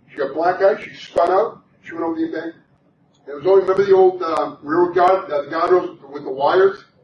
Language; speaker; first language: English; native; English